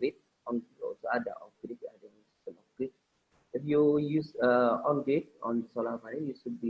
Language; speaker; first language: English; non-native, learner; Indonesian